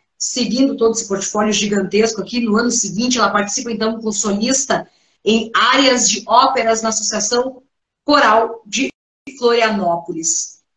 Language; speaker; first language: Portuguese; native; Portuguese